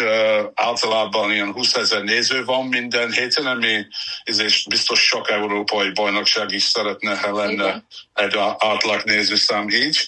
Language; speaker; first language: Hungarian; non-native, learner; English